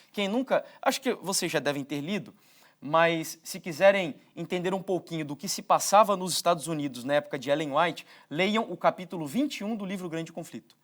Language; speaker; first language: Portuguese; native; Portuguese